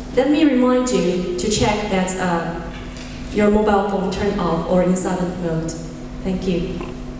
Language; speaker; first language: English; non-native, fluent; Chinese